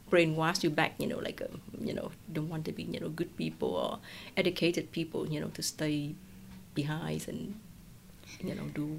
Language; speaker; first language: English; non-native, fluent; Vietnamese